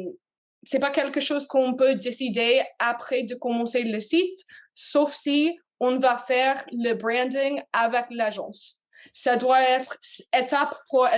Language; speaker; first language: French; non-native, learner; English